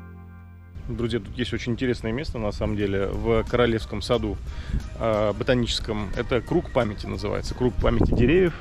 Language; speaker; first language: Russian; native; Russian